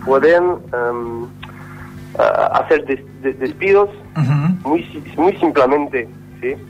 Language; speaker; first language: Spanish; non-native, learner; French